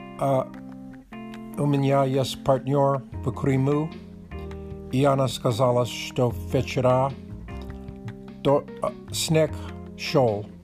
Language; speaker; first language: Russian; non-native, learner; English